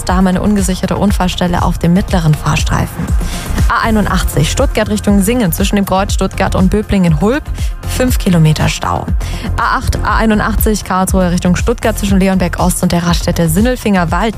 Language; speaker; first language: German; native; German